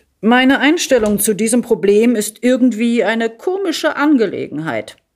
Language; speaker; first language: German; early bilingual, other home language; Italian